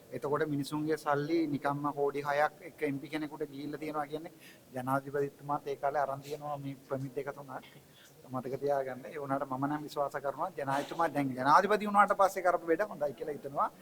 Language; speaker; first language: Sinhala; non-native, local second language; Tamil